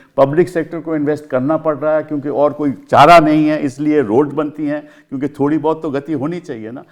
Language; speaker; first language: Hindi; native; Hindi